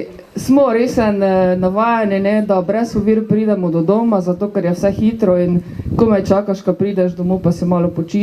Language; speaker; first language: Slovenian; native; Slovenian